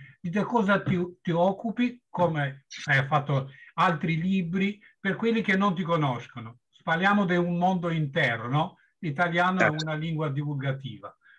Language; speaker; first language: Italian; non-native, fluent; Albanian